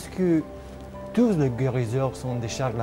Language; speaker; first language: French; non-native, fluent; Romanian